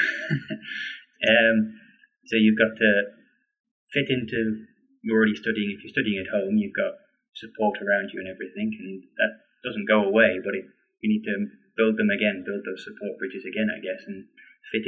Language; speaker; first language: English; native; English